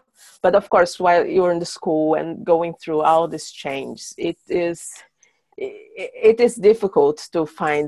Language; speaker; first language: English; non-native, fluent; Portuguese